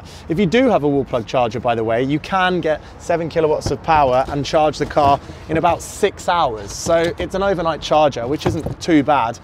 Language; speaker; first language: English; native; English